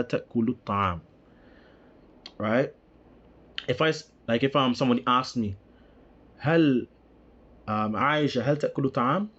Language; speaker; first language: Arabic; non-native, fluent; English